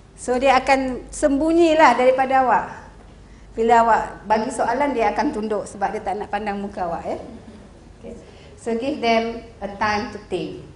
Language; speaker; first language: Malay; native; Malay